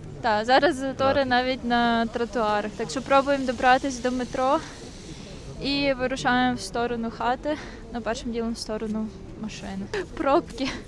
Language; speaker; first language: Ukrainian; native; Ukrainian